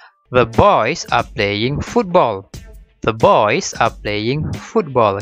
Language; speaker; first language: English; non-native, local second language; Malay